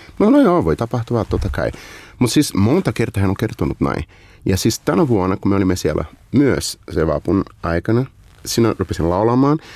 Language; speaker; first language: Finnish; non-native, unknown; Portuguese